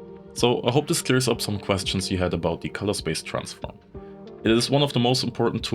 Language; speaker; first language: English; non-native, fluent; German